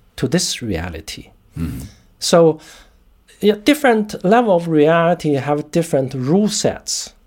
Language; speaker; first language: English; non-native, fluent; Chinese